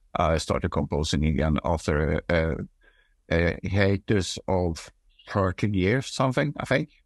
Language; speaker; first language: English; non-native, fluent; Swedish